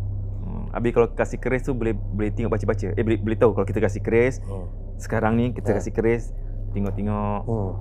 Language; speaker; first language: Malay; native; Malay